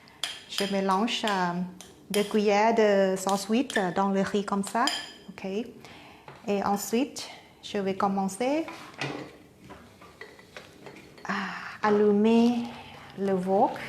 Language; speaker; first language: French; non-native, fluent; Thai